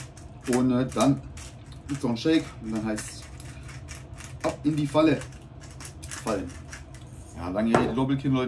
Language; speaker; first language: German; native; German